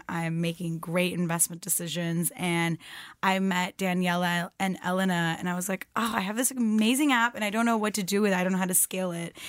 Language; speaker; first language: English; non-native, fluent; Turkish